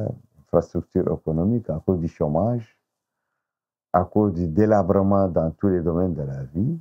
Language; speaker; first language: French; non-native, local second language; Arabic